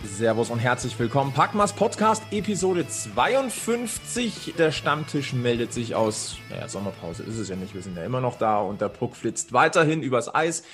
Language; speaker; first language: German; native; German